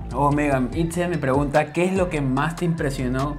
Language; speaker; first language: Spanish; native; Spanish